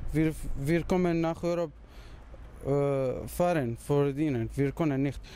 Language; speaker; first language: German; non-native, learner; Arabic